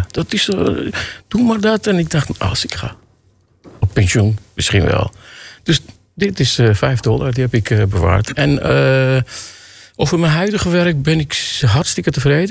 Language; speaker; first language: Dutch; non-native, fluent; Armenian